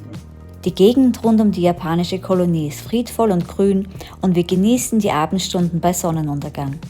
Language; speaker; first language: German; native; German